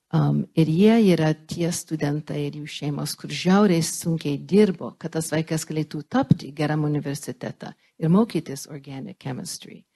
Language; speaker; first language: Lithuanian; early bilingual, heritage; Lithuanian